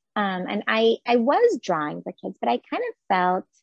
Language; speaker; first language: English; non-native, fluent; Hebrew